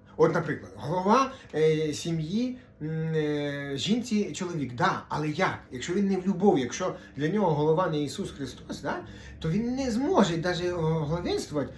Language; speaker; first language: Ukrainian; non-native, local second language; Russian